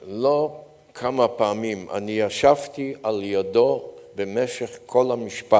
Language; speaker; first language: Hebrew; non-native, fluent; Polish